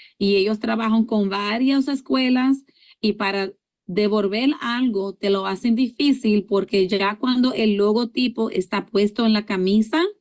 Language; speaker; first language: Spanish; early bilingual, heritage; English